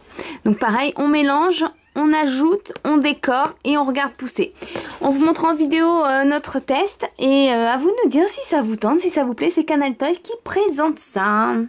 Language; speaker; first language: French; native; French